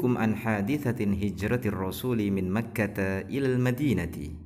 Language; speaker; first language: Arabic; non-native, fluent; Indonesian